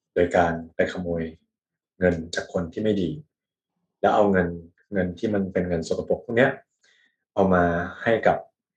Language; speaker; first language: Thai; native; Thai